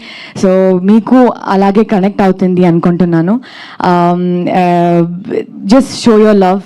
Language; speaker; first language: Telugu; non-native, learner; Kannada